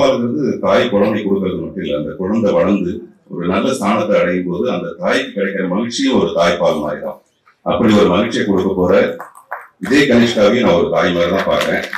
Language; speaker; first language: Tamil; native; Tamil